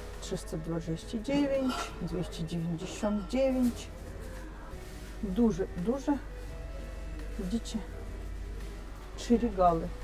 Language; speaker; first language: Polish; non-native, learner; Russian